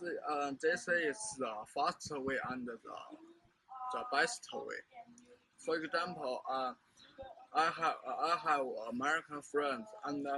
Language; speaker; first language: English; non-native, learner; Chinese